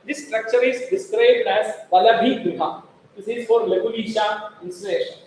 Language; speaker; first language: English; non-native, local second language; Malayalam